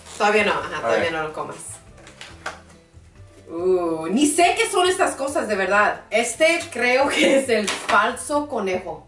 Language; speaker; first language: Spanish; early bilingual, heritage; English